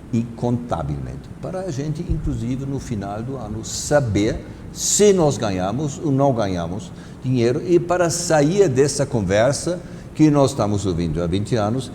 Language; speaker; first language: Portuguese; non-native, fluent; German